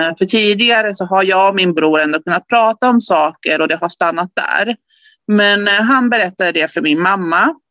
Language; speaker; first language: Swedish; early bilingual, other home language; Spanish